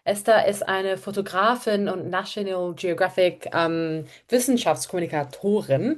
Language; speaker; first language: German; native; German